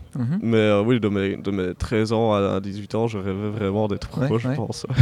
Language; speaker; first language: French; native; French